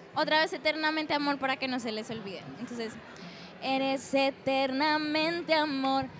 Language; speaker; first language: Spanish; native; Spanish